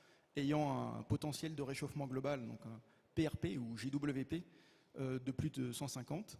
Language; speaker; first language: French; native; French